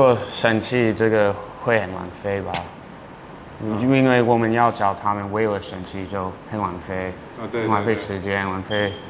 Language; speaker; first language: Chinese; early bilingual, heritage; English